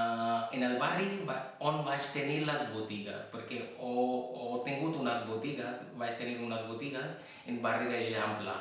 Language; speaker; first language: Catalan; non-native, fluent; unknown